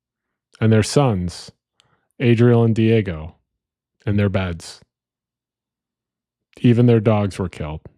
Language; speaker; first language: English; native; English